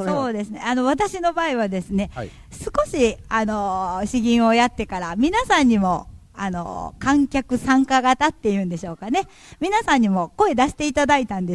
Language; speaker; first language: Japanese; native; Japanese